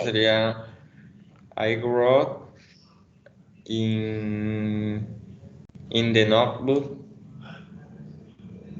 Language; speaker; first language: English; non-native, learner; Spanish